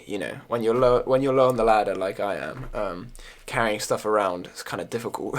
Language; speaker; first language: English; native; English